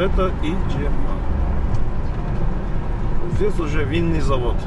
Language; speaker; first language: Russian; non-native, learner; Armenian